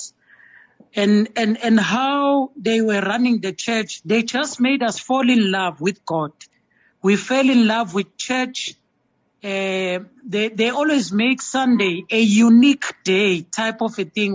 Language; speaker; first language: English; non-native, local second language; Zulu